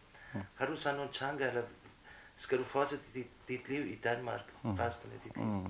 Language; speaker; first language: Danish; non-native, fluent; Kurdish